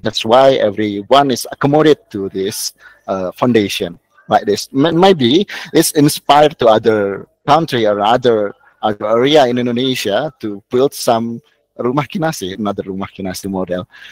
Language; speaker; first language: English; non-native, fluent; Indonesian